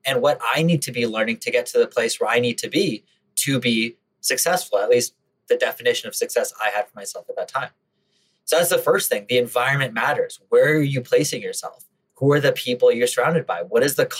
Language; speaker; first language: English; native; English